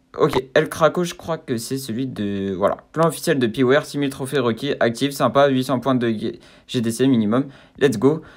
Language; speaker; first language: French; native; French